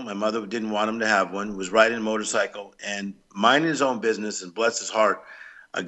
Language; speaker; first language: English; native; English